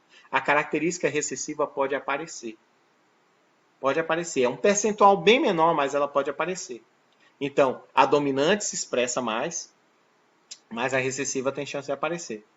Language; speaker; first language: Portuguese; native; Portuguese